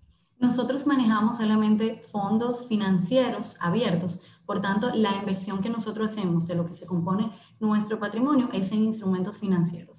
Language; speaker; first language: Spanish; native; Spanish